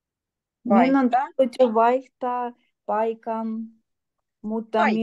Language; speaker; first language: Finnish; non-native, learner; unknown